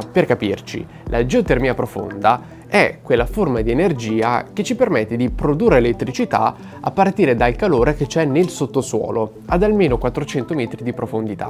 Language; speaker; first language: Italian; native; Italian